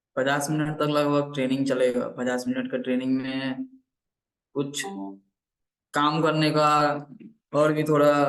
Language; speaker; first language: Hindi; non-native, local second language; Bangla